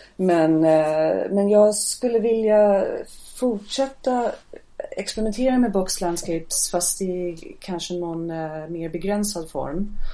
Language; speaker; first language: Swedish; non-native, fluent; English